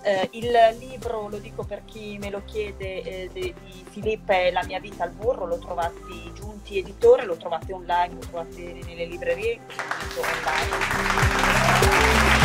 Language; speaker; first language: Italian; native; Italian